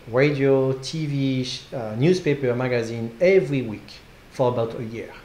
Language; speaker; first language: English; non-native, fluent; French